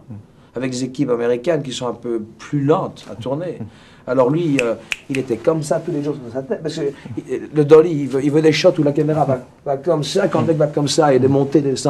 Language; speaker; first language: French; native; French